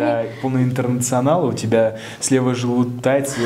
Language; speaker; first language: Russian; native; Russian